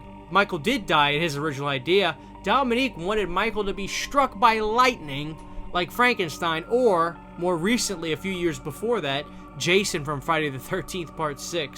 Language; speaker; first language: English; native; English